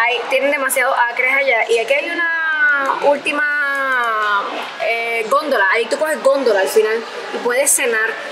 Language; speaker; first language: Spanish; native; Spanish